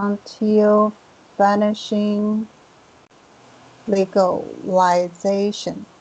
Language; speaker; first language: English; non-native, learner; Chinese